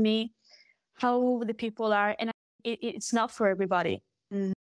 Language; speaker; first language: English; non-native, fluent; Galician